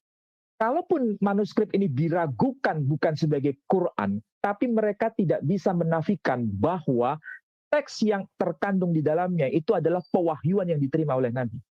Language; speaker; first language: Indonesian; native; Indonesian